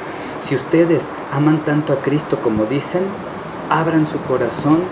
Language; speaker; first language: Spanish; native; Spanish